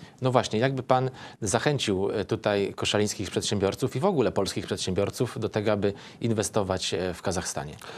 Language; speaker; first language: Polish; native; Polish